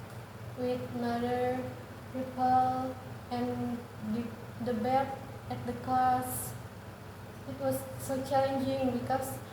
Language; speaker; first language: English; non-native, learner; Indonesian